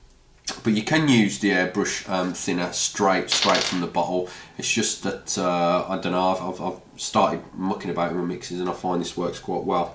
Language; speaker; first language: English; native; English